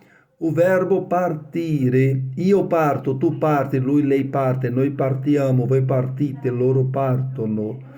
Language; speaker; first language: Italian; non-native, fluent; Portuguese